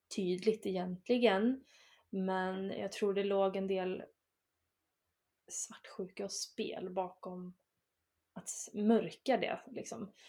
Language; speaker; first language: Swedish; native; Swedish